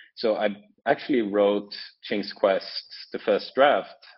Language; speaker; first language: English; non-native, fluent; Norwegian